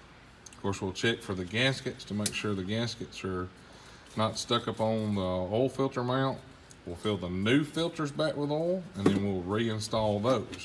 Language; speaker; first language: English; native; English